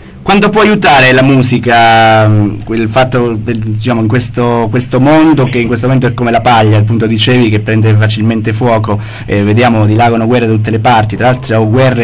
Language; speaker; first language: Italian; native; Italian